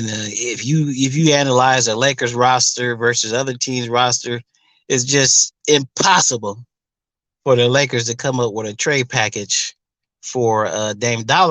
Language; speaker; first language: English; native; English